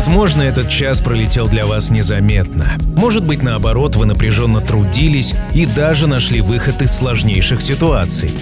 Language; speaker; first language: Russian; native; Russian